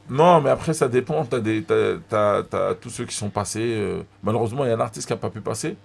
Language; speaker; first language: French; early bilingual, other home language; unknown